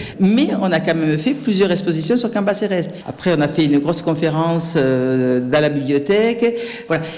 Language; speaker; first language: French; native; French